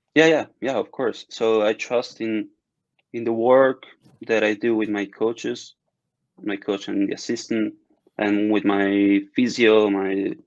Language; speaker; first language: English; non-native, fluent; Italian